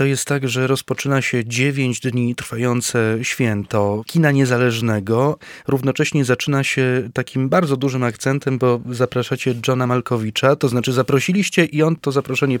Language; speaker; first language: Polish; native; Polish